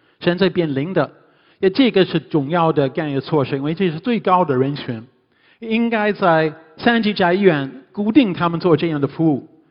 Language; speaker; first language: Chinese; non-native, fluent; English